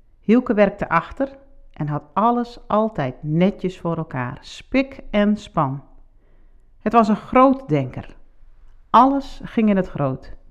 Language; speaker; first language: Dutch; non-native, local second language; Western Frisian